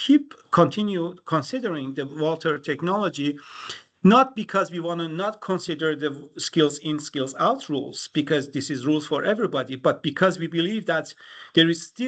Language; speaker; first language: English; non-native, fluent; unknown